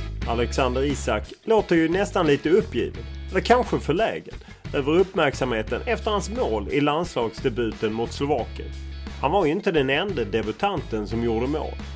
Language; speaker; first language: Swedish; native; Swedish